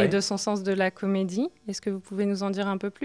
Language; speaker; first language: French; native; French